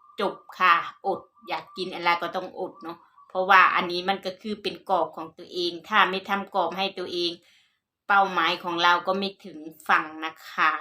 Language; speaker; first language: Thai; non-native, local second language; Northeastern Thai